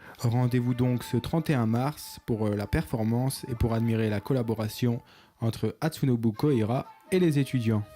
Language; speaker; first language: French; native; French